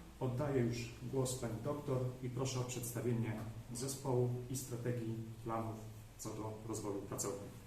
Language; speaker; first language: Polish; native; Polish